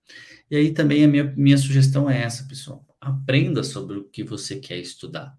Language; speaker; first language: Portuguese; native; Portuguese